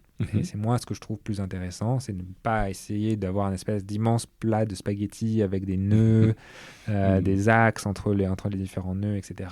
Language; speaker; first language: French; native; French